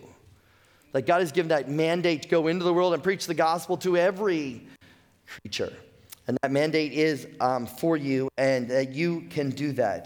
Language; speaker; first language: English; native; English